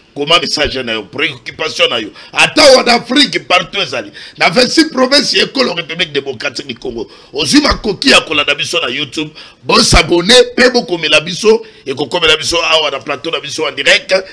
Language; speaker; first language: Lingala; native; Lingala